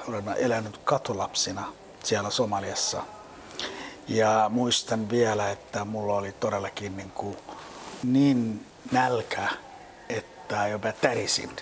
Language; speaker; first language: Finnish; non-native, fluent; Somali